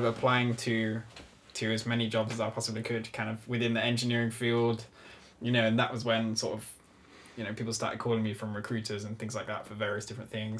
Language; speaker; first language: English; native; English